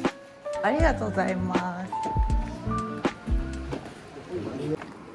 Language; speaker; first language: Japanese; native; Japanese